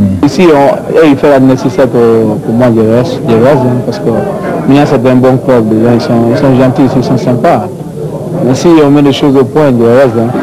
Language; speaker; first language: French; non-native, fluent; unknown